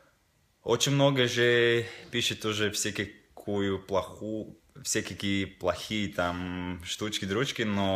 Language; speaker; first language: Russian; non-native, local second language; Latvian